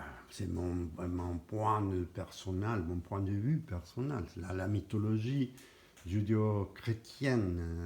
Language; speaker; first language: French; non-native, fluent; Spanish